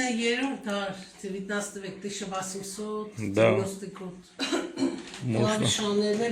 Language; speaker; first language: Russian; non-native, local second language; Armenian